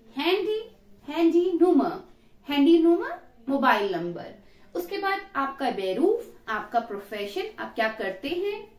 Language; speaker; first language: Hindi; native; Hindi